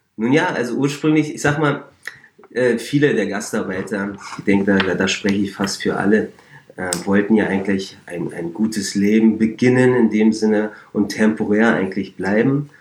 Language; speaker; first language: German; early bilingual, other home language; Turkish